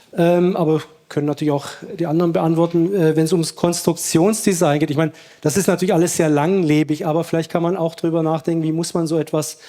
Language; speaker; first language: German; native; German